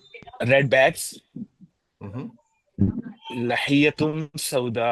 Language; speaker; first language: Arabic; non-native, learner; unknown